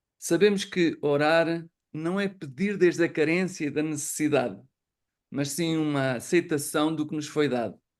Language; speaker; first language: Portuguese; native; Portuguese